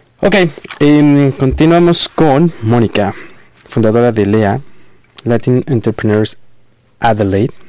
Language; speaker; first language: Spanish; native; Spanish